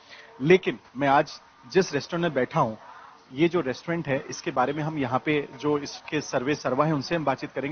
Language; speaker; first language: Hindi; native; Hindi